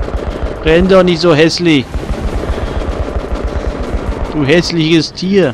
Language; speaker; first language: German; native; German